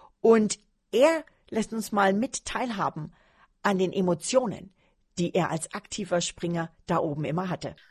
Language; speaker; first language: German; native; German